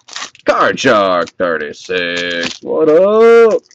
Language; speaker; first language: English; native; English